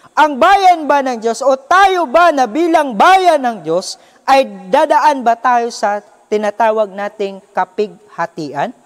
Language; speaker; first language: Filipino; native; Filipino